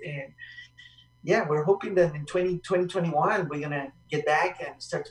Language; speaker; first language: English; non-native, fluent; Spanish